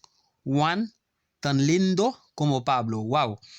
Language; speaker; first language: Spanish; non-native, learner; Haitian Creole